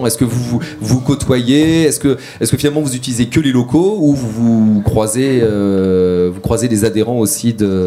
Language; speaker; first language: French; native; French